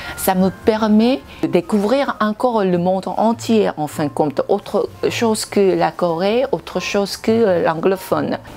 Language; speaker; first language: French; non-native, fluent; Korean